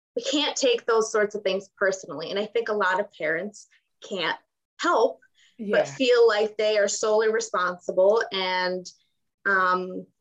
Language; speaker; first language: English; non-native, fluent; Ukrainian